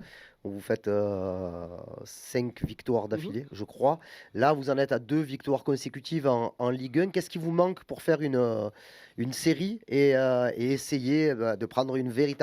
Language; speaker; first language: French; native; French